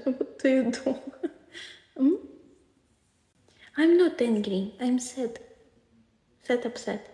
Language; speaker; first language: English; non-native, learner; Ukrainian